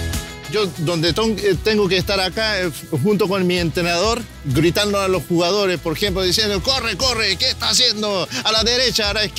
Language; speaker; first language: Spanish; early bilingual, heritage; Spanish